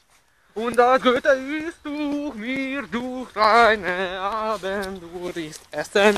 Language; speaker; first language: German; non-native, learner; Hungarian